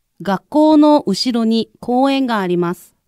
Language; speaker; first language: Japanese; non-native, fluent; Korean